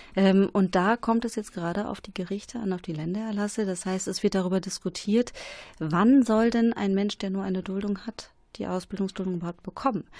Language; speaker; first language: German; native; German